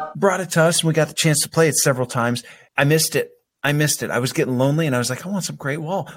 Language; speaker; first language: English; native; English